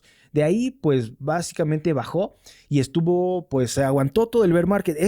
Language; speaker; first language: Spanish; native; Spanish